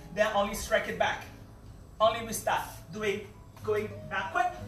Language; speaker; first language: English; non-native, local second language; Chinese